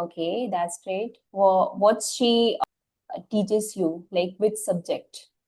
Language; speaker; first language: English; non-native, fluent; Hindi